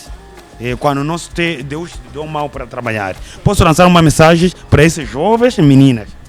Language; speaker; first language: Portuguese; non-native, learner; Kinyarwanda